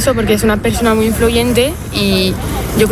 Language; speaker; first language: Spanish; non-native, fluent; French